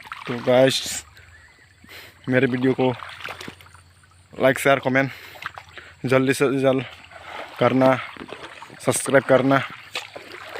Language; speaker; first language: Hindi; non-native, local second language; Kok Borok